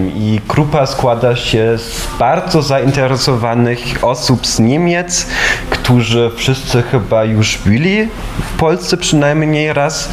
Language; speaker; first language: Polish; non-native, fluent; German